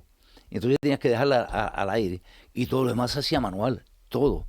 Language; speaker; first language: Spanish; native; Spanish